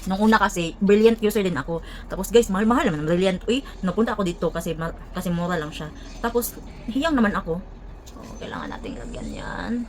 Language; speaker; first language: Filipino; non-native, local second language; Cebuano